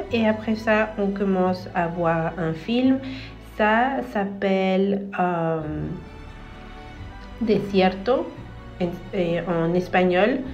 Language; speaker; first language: French; non-native, fluent; Spanish